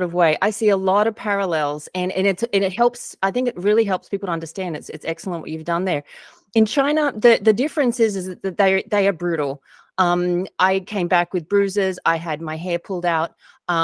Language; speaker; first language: English; native; English